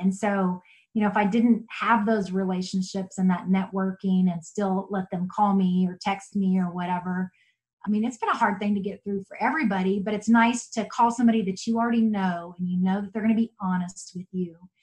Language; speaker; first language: English; native; English